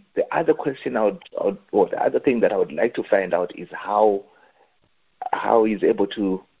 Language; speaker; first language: English; non-native, local second language; Shona